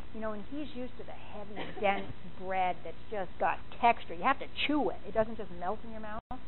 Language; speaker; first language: English; native; English